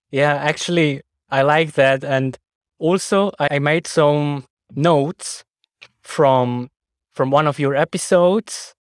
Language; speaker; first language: English; non-native, fluent; Swiss German